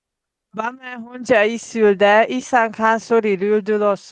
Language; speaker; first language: Korean; non-native, learner; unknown